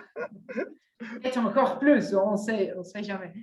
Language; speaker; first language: French; non-native, fluent; Portuguese